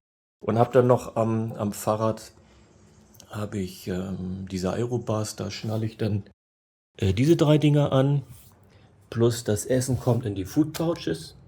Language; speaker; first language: German; native; German